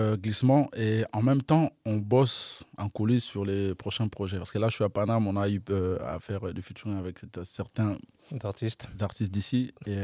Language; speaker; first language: French; non-native, local second language; Lingala